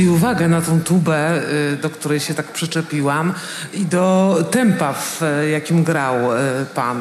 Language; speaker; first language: Polish; native; Polish